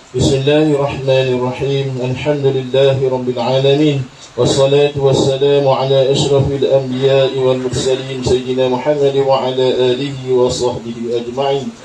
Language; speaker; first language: Arabic; non-native, fluent; Malay